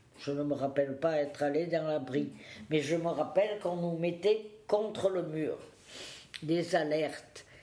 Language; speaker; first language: French; native; French